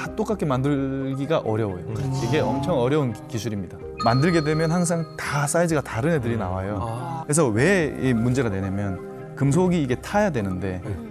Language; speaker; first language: Korean; native; Korean